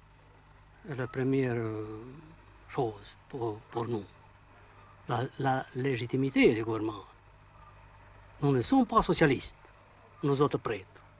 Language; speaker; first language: French; non-native, fluent; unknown